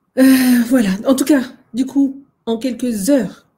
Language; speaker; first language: French; native; French